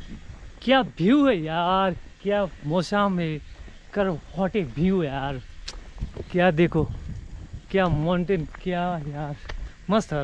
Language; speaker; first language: Hindi; non-native, local second language; Bangla